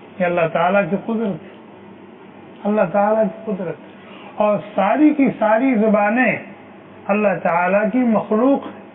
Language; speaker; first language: Urdu; native; Urdu